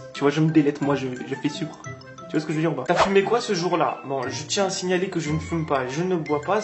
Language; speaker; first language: French; native; French